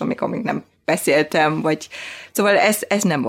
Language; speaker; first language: Hungarian; non-native, fluent; German